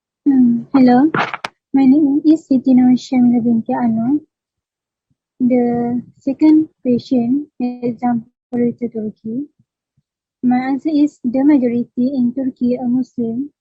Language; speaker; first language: English; non-native, learner; Malay